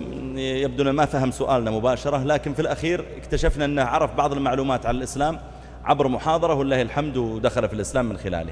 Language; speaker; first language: Arabic; native; Arabic